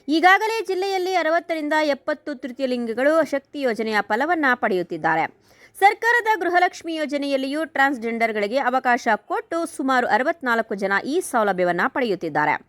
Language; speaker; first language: Kannada; native; Kannada